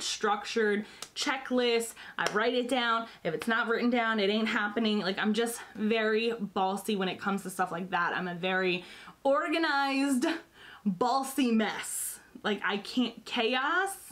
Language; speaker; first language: English; native; English